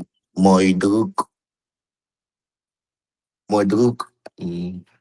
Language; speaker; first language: Russian; non-native, learner; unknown